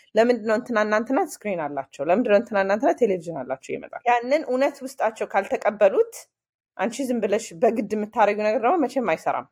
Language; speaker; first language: Amharic; early bilingual, heritage; Amharic